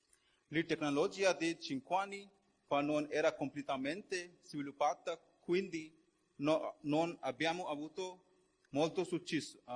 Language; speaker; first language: Italian; non-native, fluent; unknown